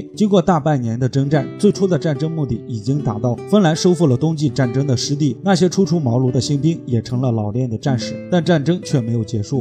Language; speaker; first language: Chinese; native; Chinese